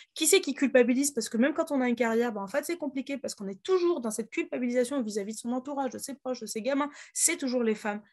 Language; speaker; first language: French; native; French